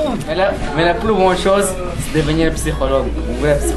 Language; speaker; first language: French; non-native, learner; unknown